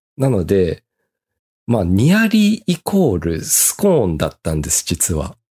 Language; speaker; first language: Japanese; early bilingual, heritage; Japanese